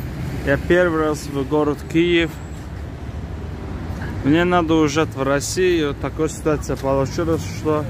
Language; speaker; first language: Russian; non-native, learner; Azerbaijani